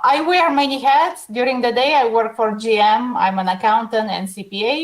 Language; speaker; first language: English; non-native, fluent; Bulgarian